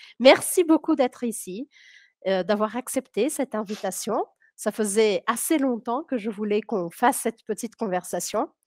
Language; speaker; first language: French; native; French